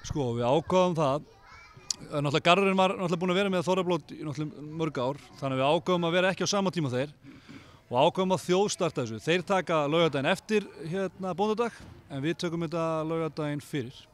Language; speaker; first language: Icelandic; native; Icelandic